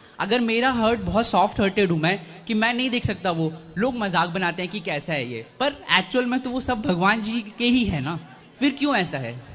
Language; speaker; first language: Hindi; native; Hindi